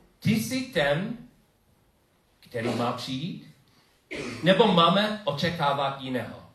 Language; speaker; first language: Czech; non-native, learner; English